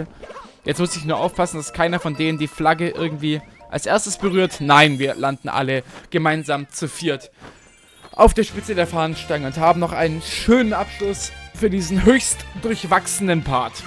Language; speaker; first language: German; native; German